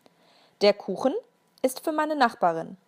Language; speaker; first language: German; non-native, fluent; English